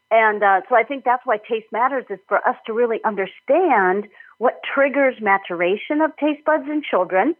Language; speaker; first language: English; native; English